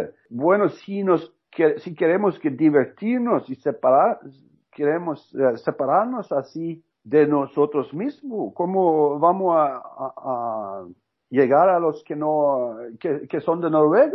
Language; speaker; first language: Spanish; non-native, learner; Norwegian